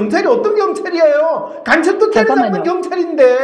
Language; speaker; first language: Korean; native; Korean